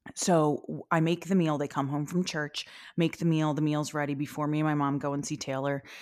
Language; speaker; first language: English; native; English